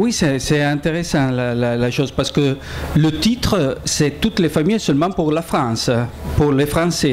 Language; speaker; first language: French; non-native, fluent; Italian